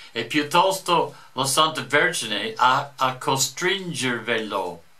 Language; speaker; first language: Italian; non-native, fluent; English